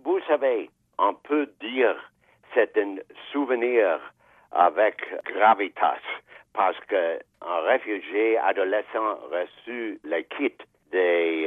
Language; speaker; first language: French; non-native, fluent; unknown